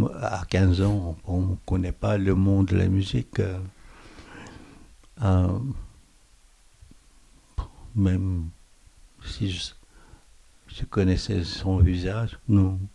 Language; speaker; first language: French; non-native, fluent; Korean